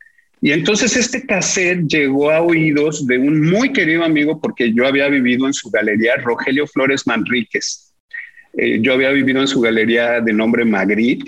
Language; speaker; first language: Spanish; native; Spanish